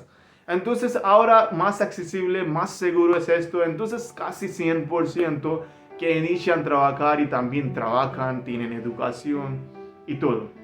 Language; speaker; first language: Spanish; non-native, learner; Hindi